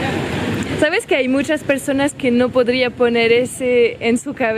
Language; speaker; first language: Spanish; non-native, learner; French